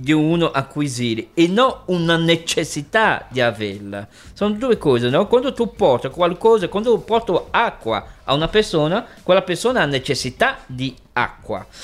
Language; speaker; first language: Italian; non-native, fluent; Portuguese